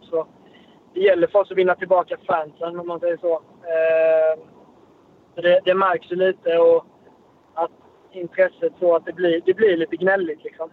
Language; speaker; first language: Swedish; native; Swedish